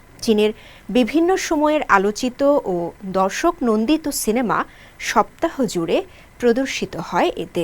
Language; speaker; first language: Bangla; native; Bangla